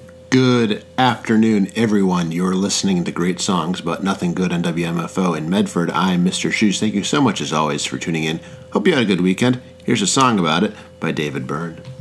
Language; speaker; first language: English; early bilingual, other home language; Spanish